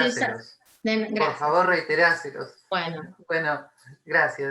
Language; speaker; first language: Spanish; native; Spanish